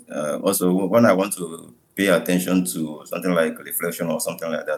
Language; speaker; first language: English; non-native, local second language; Igbo